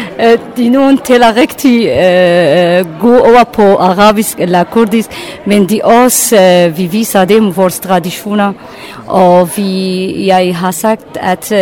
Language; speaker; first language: Danish; non-native, learner; Arabic